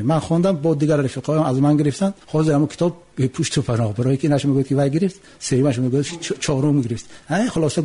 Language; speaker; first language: Tajik; native; Tajik